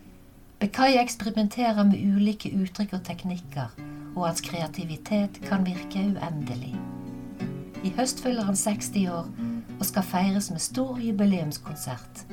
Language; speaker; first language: Norwegian; native; Norwegian